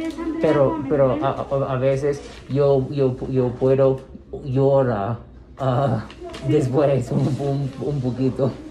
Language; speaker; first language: Spanish; non-native, learner; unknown